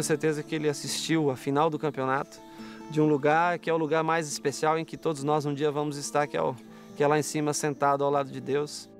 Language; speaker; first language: Portuguese; native; Portuguese